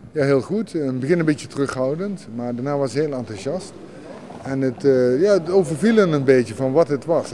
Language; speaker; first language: Dutch; native; Dutch